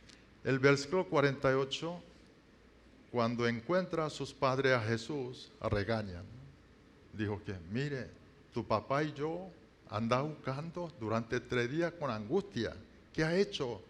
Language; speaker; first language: Spanish; non-native, learner; Korean